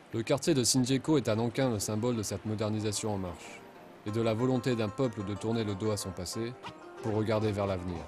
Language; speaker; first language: French; native; French